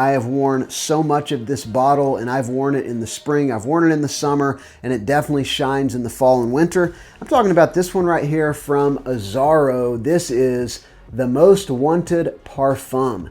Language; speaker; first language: English; native; English